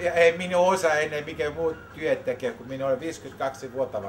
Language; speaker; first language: Finnish; non-native, learner; Greek